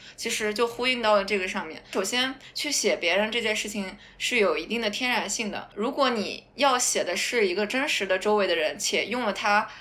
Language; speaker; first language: Chinese; non-native, local second language; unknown